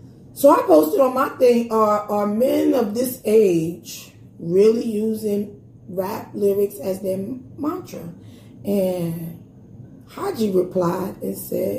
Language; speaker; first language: English; native; English